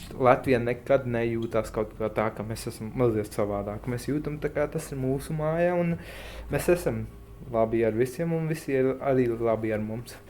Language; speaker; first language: Latvian; non-native, fluent; Hindi